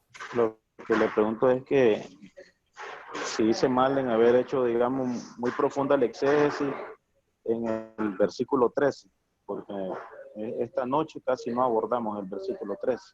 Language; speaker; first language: Spanish; native; Spanish